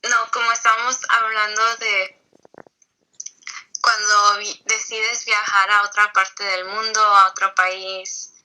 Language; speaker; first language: Spanish; early bilingual, heritage; Spanish